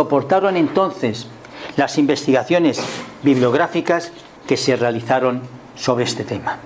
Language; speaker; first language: Spanish; native; Spanish